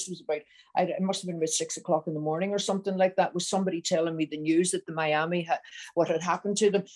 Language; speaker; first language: English; native; English